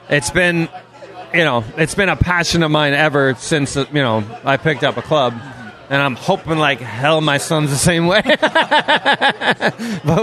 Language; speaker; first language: English; native; English